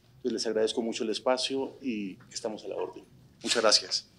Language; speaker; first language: Spanish; native; Spanish